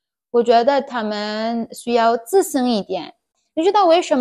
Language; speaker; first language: Chinese; non-native, fluent; Persian